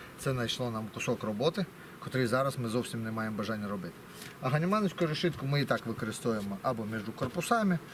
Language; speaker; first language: Ukrainian; non-native, local second language; Russian